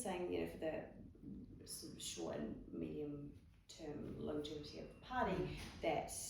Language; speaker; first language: English; native; English